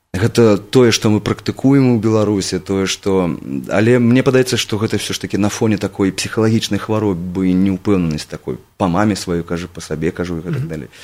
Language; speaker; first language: Belarusian; non-native, local second language; Russian